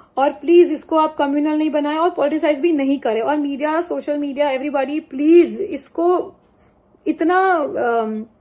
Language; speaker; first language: Hindi; non-native, local second language; Gujarati